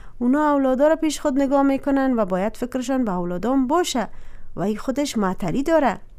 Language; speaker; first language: Persian; native; Persian